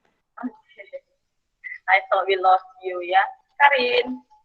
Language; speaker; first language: English; non-native, fluent; Indonesian